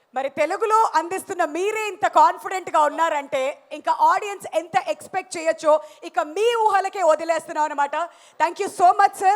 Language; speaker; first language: Telugu; native; Telugu